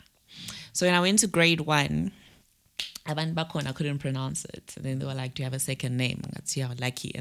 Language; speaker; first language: English; non-native, local second language; Zulu